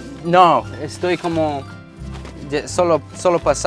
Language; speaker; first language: Spanish; non-native, learner; English